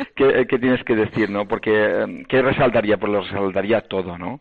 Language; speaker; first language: Spanish; native; Spanish